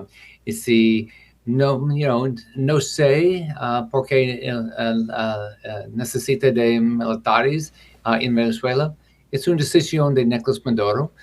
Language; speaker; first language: Spanish; non-native, learner; English